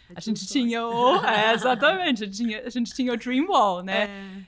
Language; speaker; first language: Portuguese; non-native, fluent; German